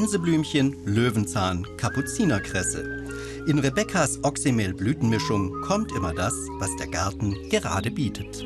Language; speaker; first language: German; native; German